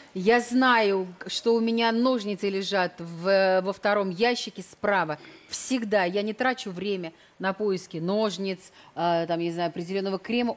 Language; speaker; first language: Russian; native; Russian